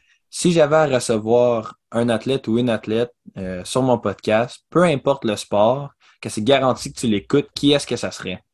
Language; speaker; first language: French; native; French